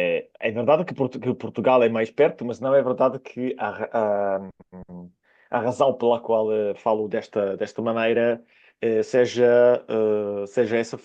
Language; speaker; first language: Portuguese; non-native, fluent; Italian